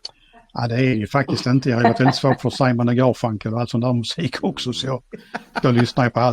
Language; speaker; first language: Swedish; native; Swedish